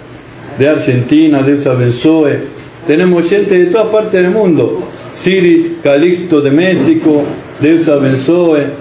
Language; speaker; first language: Portuguese; non-native, fluent; Spanish